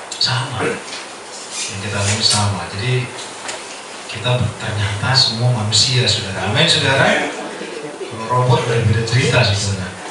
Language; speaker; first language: Indonesian; native; Indonesian